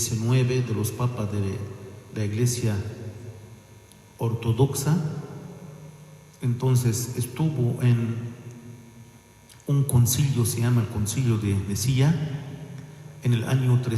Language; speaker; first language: Spanish; non-native, fluent; Arabic